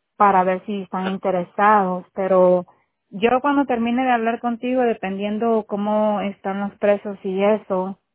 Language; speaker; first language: Spanish; native; Spanish